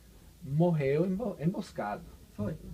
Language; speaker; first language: Portuguese; non-native, fluent; English